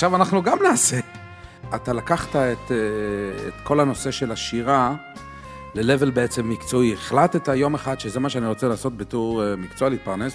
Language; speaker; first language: Hebrew; native; Hebrew